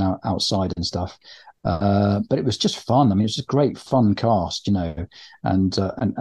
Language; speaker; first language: English; native; English